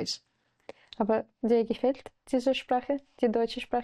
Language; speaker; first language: German; non-native, learner; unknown